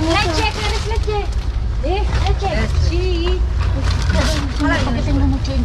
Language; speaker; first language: Spanish; non-native, learner; Filipino